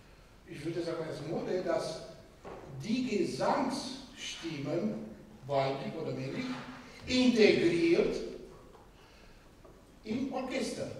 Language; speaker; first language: German; non-native, fluent; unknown